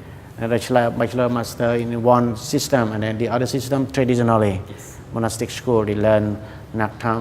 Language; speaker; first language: English; non-native, learner; Khmer